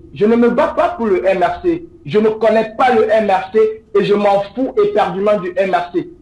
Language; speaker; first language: French; native; French